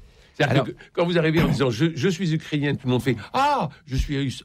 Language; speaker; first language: French; native; French